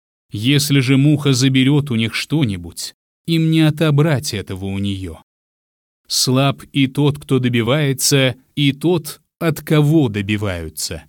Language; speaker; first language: Russian; native; Russian